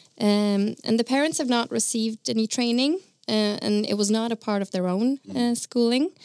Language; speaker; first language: English; non-native, fluent; Norwegian